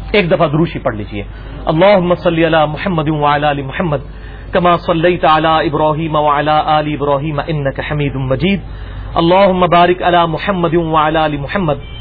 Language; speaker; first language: Urdu; non-native, local second language; Punjabi